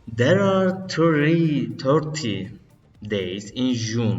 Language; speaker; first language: English; non-native, learner; Turkish